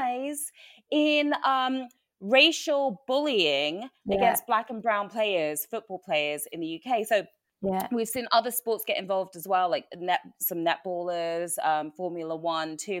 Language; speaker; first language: English; native; English